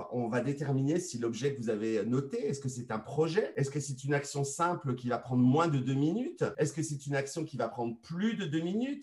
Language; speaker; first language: French; native; French